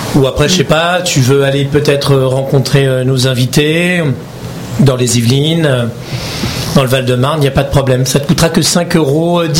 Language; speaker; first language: French; native; French